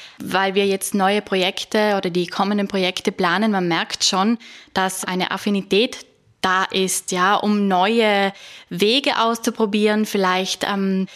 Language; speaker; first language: German; native; German